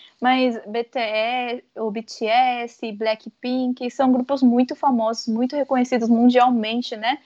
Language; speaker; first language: Portuguese; early bilingual, other home language; Korean